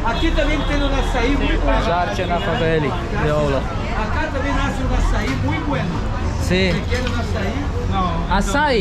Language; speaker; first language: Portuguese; non-native, learner; Polish